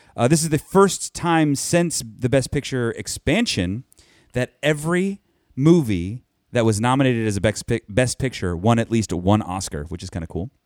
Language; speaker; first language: English; native; English